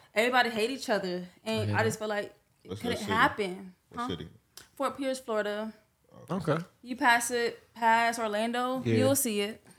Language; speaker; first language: English; early bilingual, other home language; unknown